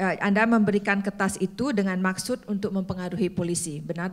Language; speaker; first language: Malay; non-native, learner; English